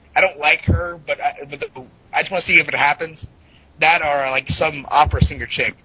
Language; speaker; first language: English; native; English